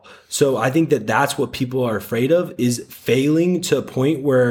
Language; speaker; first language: English; native; English